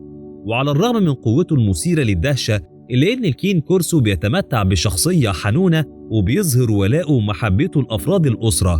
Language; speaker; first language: Arabic; native; Arabic